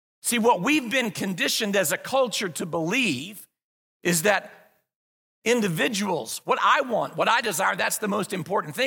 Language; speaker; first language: English; native; English